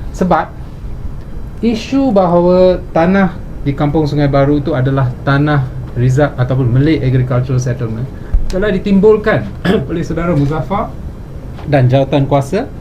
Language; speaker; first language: Malay; non-native, local second language; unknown